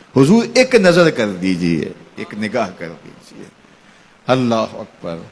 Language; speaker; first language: Urdu; non-native, local second language; Punjabi